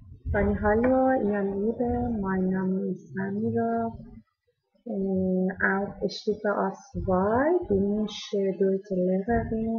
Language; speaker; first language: German; non-native, learner; Persian